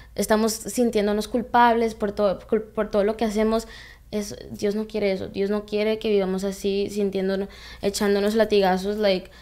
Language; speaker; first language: Spanish; early bilingual, heritage; Spanish